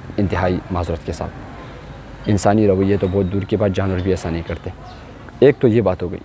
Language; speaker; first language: Urdu; non-native, local second language; Pashto